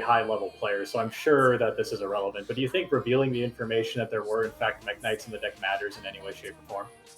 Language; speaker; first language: English; native; English